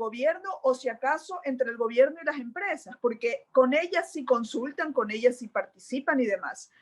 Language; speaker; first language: Spanish; native; Spanish